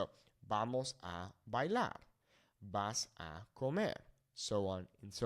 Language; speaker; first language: Spanish; non-native, fluent; English